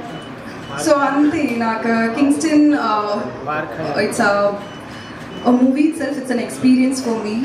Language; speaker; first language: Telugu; non-native, learner; Tamil